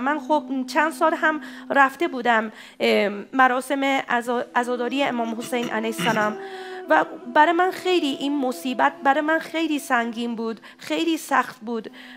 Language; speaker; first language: Persian; non-native, fluent; Japanese